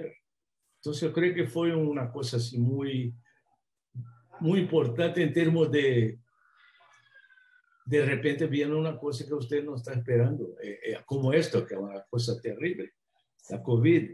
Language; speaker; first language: Spanish; non-native, fluent; Portuguese